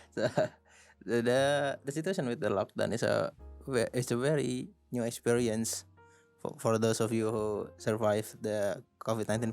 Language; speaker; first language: English; non-native, learner; Indonesian